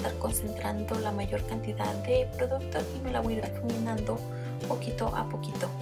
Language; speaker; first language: Spanish; native; Spanish